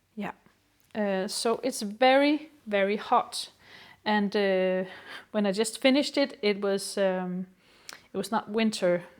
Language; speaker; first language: English; non-native, fluent; Danish